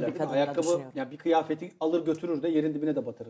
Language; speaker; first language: Turkish; native; Turkish